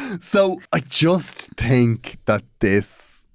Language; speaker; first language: English; native; English